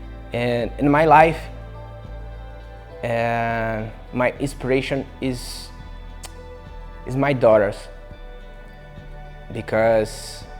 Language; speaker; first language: English; non-native, learner; Portuguese